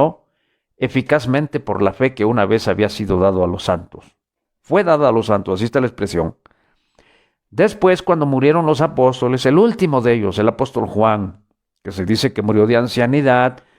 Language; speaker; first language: Spanish; native; Spanish